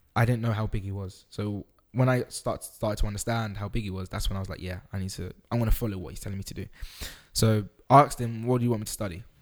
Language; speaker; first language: English; native; English